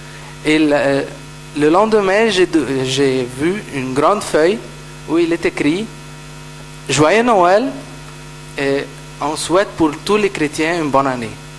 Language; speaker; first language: French; non-native, fluent; Arabic